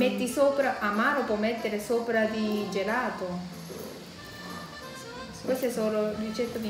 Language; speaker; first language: Italian; non-native, learner; Japanese